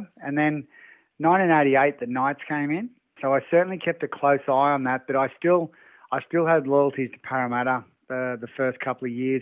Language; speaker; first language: English; native; English